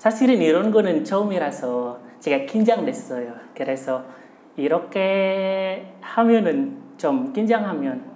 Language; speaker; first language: Korean; non-native, fluent; Indonesian